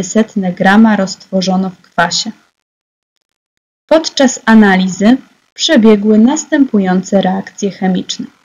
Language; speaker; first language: Polish; native; Polish